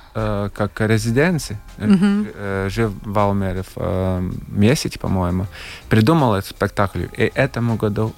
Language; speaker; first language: Russian; non-native, local second language; Latvian